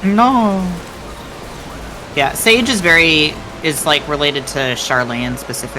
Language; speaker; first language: English; native; English